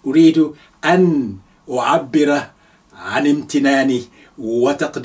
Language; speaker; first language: Arabic; non-native, fluent; Yoruba